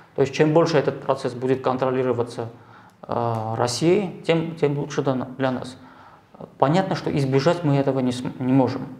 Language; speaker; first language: Russian; non-native, local second language; Armenian